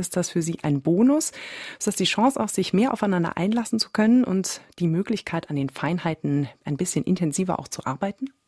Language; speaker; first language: German; native; German